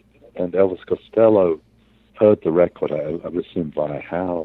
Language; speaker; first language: English; native; English